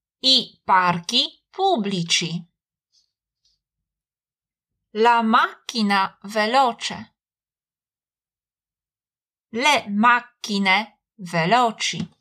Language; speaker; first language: Italian; non-native, fluent; Polish